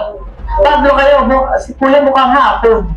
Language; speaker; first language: Filipino; non-native, local second language; Cebuano